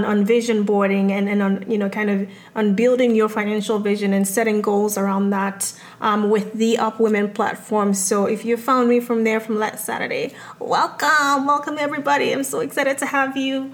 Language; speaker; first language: English; non-native, local second language; Yoruba